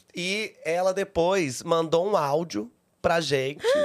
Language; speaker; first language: Portuguese; native; Portuguese